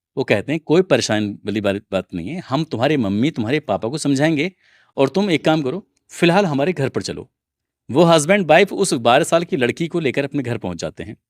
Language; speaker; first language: Hindi; native; Hindi